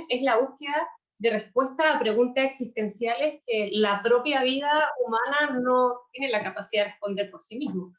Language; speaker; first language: Spanish; native; Spanish